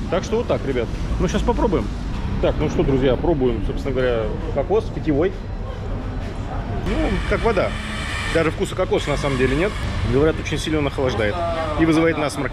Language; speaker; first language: Russian; native; Russian